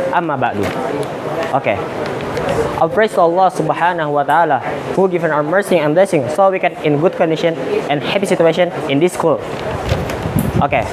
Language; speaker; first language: English; non-native, learner; Indonesian